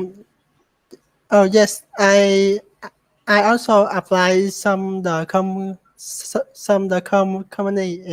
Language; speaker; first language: English; non-native, learner; Vietnamese